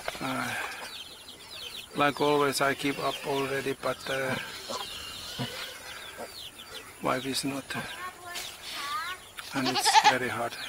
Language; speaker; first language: English; non-native, learner; Finnish